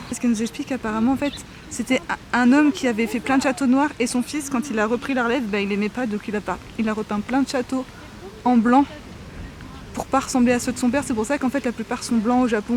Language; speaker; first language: French; native; French